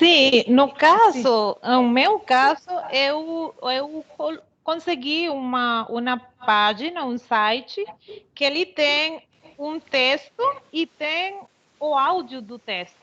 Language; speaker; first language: Portuguese; non-native, fluent; Spanish